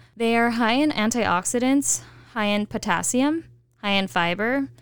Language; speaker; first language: English; native; English